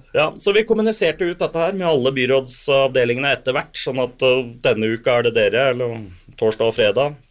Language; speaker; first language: Norwegian; native; Norwegian